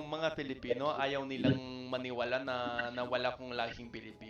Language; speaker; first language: Filipino; non-native, fluent; English